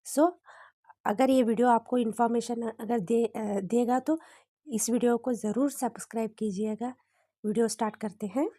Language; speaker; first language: Hindi; non-native, local second language; Kannada